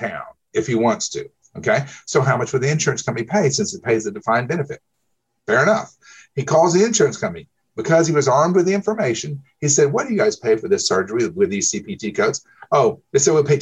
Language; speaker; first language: English; native; English